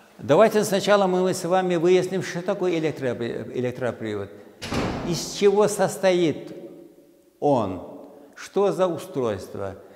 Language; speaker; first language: Russian; non-native, local second language; Uzbek